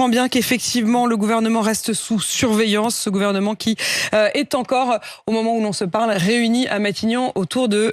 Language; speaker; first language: French; native; French